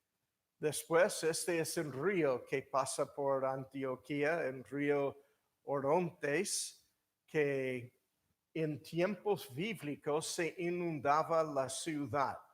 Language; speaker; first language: Spanish; non-native, fluent; English